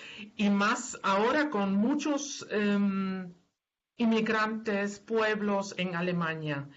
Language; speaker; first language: Spanish; non-native, fluent; German